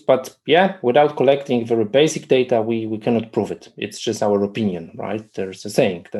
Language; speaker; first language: English; non-native, fluent; Polish